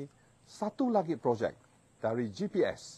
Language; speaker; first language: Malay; non-native, local second language; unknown